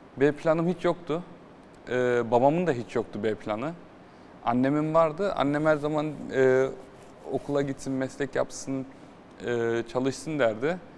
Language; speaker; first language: Turkish; early bilingual, heritage; Turkish